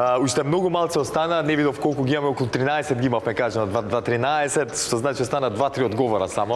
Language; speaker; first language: Macedonian; native; Macedonian